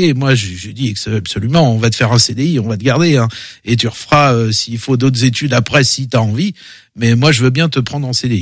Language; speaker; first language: French; native; French